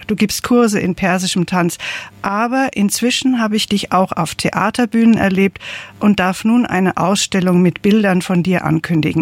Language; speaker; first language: German; native; German